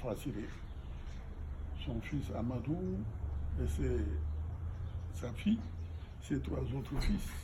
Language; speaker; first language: French; non-native, local second language; Fula